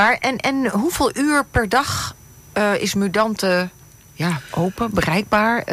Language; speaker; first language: Dutch; native; Dutch